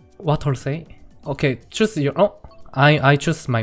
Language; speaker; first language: English; non-native, learner; Korean